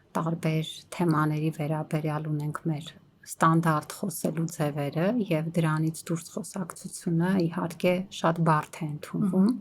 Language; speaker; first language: Armenian; native; Armenian